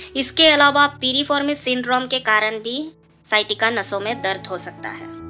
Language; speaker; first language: Hindi; native; Hindi